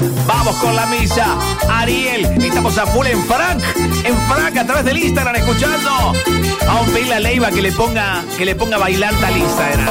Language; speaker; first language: Spanish; native; Spanish